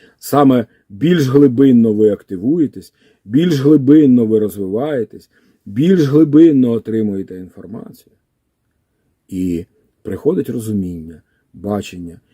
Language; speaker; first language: Ukrainian; native; Ukrainian